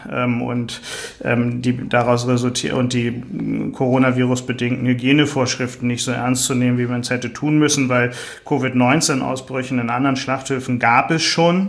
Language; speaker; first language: German; native; German